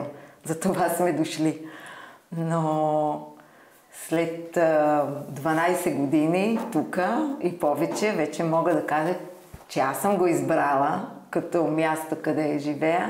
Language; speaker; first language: Bulgarian; non-native, fluent; Hebrew